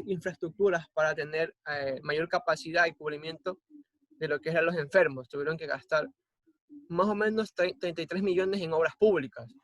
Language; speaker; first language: Spanish; native; Spanish